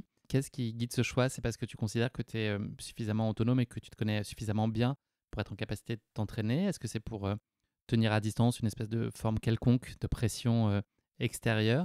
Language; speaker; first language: French; native; French